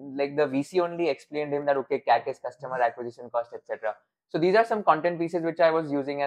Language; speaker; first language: English; non-native, local second language; Hindi